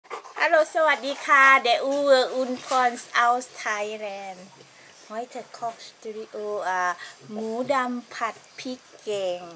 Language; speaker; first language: German; non-native, learner; Thai